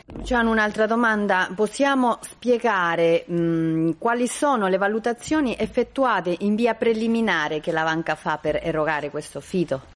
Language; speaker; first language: Italian; non-native, fluent; Spanish